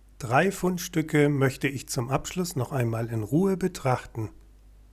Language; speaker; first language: German; native; German